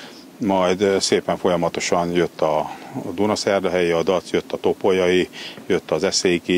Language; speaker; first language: Hungarian; native; Hungarian